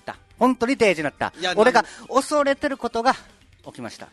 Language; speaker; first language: Japanese; native; Japanese